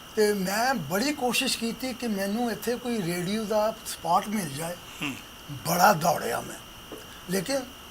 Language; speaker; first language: Punjabi; native; Punjabi